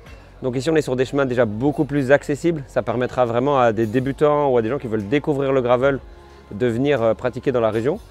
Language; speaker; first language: French; native; French